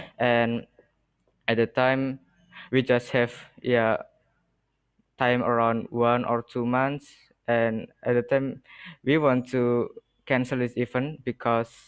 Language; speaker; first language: English; non-native, learner; Indonesian